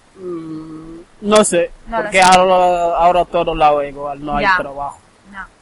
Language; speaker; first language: Spanish; non-native, learner; Wolof